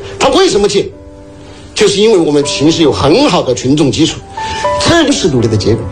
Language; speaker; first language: Chinese; native; Chinese